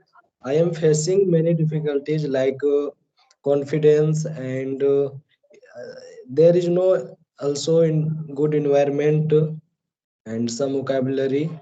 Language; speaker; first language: English; non-native, learner; Hindi